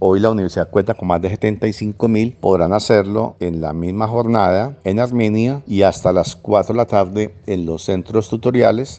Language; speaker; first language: Spanish; native; Spanish